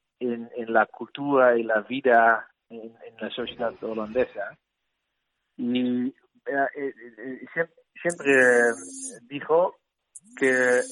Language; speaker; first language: Spanish; non-native, learner; Dutch